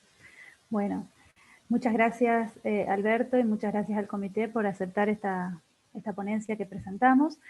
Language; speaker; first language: Spanish; native; Spanish